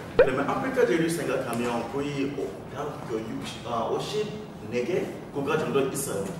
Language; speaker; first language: Korean; non-native, fluent; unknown